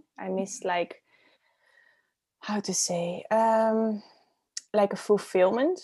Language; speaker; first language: English; non-native, fluent; Dutch